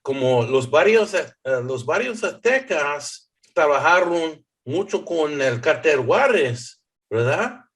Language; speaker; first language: Spanish; early bilingual, heritage; English